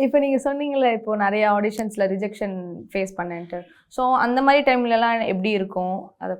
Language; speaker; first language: Tamil; native; Tamil